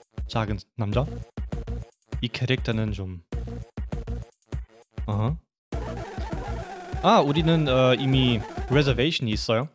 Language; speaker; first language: Korean; non-native, fluent; German